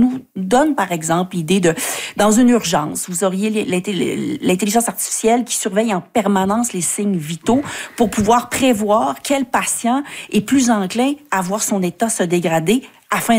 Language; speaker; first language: French; native; French